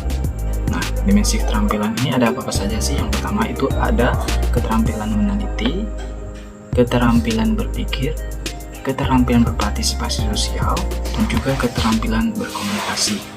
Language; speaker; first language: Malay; non-native, local second language; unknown